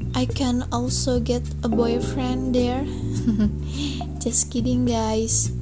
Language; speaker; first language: English; non-native, learner; Indonesian